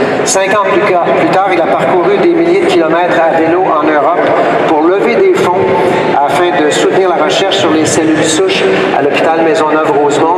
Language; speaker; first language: French; native; French